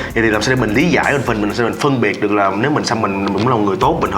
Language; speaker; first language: Vietnamese; native; Vietnamese